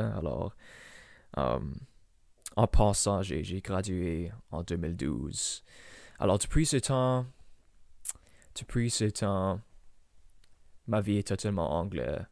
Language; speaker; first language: French; non-native, local second language; English